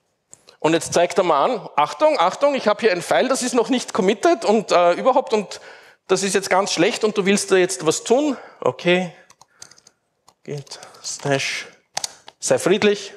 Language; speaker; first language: German; native; German